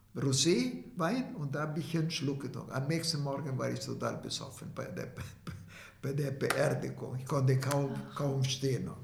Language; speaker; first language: German; non-native, fluent; Italian